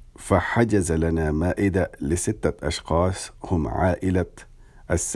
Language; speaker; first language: Arabic; non-native, learner; English